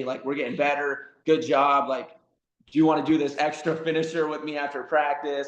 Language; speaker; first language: English; native; English